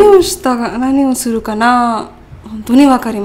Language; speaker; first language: Japanese; non-native, learner; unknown